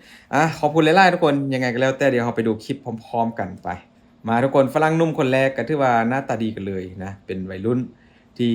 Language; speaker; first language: Thai; non-native, local second language; Northeastern Thai